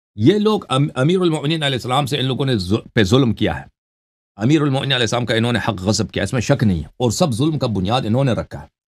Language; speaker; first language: Urdu; non-native, local second language; Balti